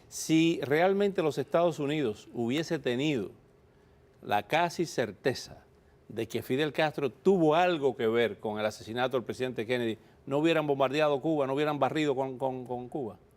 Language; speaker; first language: Spanish; native; Spanish